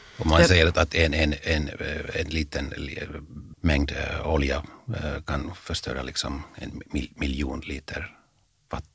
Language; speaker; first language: Swedish; non-native, fluent; Finnish